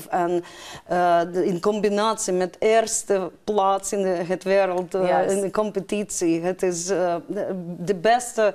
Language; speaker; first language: Dutch; non-native, fluent; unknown